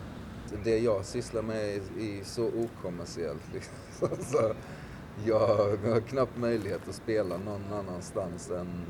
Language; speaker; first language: Swedish; native; Swedish